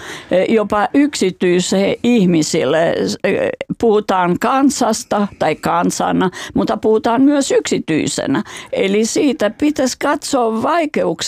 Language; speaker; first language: Finnish; non-native, fluent; Albanian